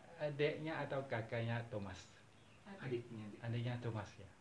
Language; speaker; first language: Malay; non-native, fluent; Thai